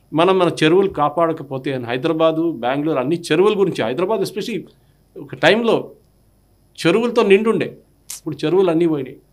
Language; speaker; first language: Telugu; non-native, local second language; Malayalam